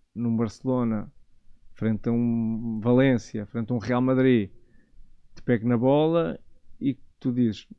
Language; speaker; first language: Portuguese; native; Portuguese